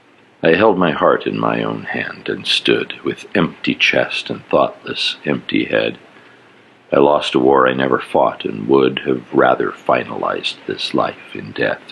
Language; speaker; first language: English; native; English